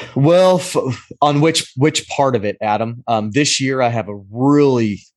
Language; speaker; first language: English; native; English